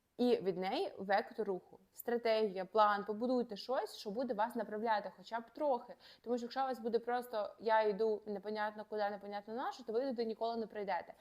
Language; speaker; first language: Ukrainian; native; Ukrainian